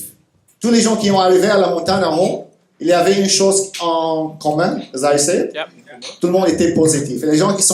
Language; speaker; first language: French; non-native, fluent; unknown